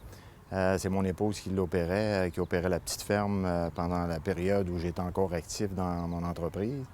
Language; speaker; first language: French; native; French